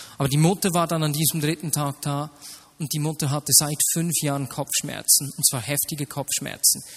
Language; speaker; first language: German; native; German